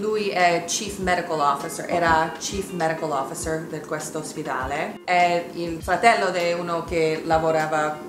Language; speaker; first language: Italian; early bilingual, heritage; Italian